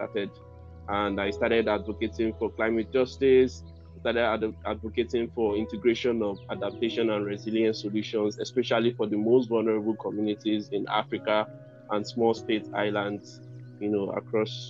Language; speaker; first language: English; non-native, local second language; Yoruba